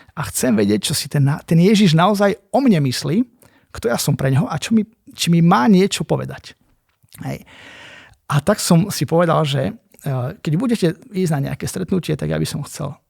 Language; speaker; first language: Slovak; native; Slovak